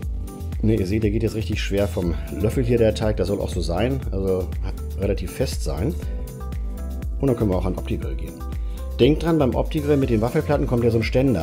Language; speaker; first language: German; native; German